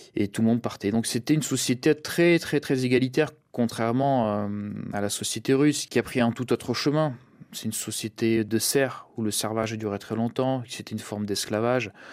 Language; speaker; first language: French; early bilingual, other home language; Russian